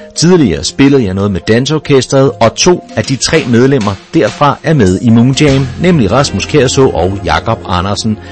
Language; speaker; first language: Danish; native; Danish